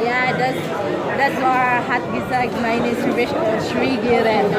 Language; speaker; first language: German; non-native, learner; Filipino